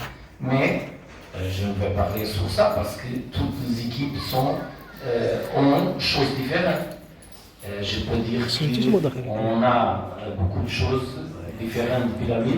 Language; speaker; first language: French; non-native, fluent; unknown